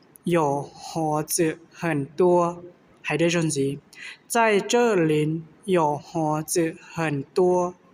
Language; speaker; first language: Chinese; non-native, learner; Hmong